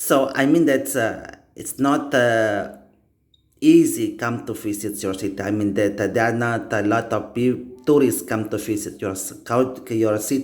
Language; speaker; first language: English; non-native, learner; Indonesian